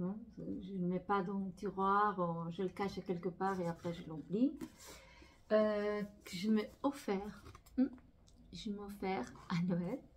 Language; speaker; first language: French; non-native, fluent; Portuguese